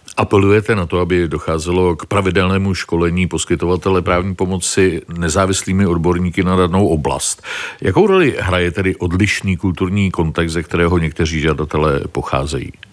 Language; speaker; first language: Czech; native; Czech